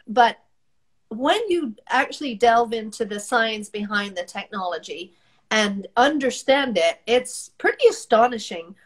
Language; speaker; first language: English; native; English